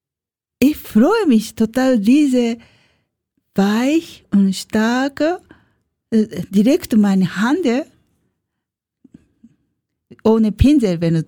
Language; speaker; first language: German; non-native, learner; Japanese